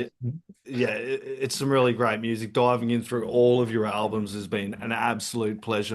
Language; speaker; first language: English; native; English